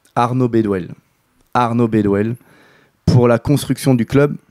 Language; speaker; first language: French; native; French